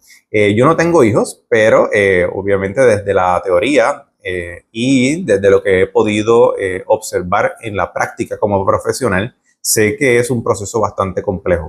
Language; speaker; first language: Spanish; native; Spanish